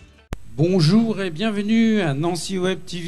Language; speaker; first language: French; native; French